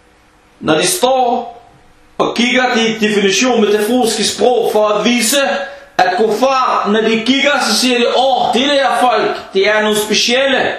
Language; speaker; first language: Danish; non-native, fluent; Arabic